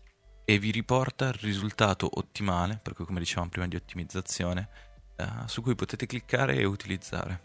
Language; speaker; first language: Italian; native; Italian